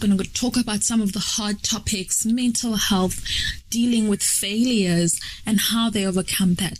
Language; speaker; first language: English; non-native, local second language; Nyanja